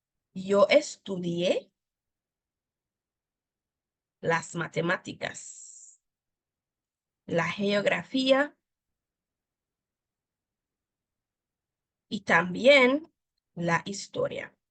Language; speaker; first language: Spanish; non-native, fluent; English